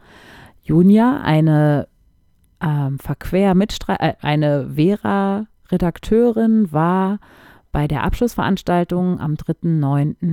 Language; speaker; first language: German; native; German